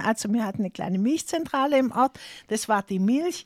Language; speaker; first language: German; native; German